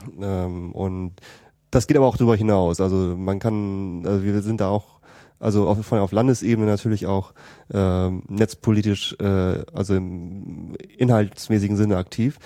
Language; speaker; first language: German; native; German